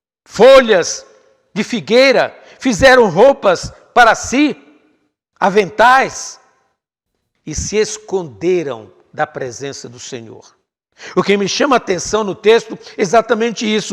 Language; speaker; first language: Portuguese; native; Portuguese